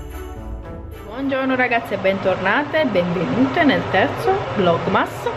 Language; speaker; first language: Italian; native; Italian